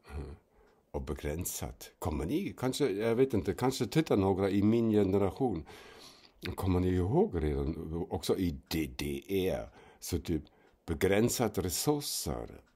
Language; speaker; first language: Swedish; non-native, fluent; German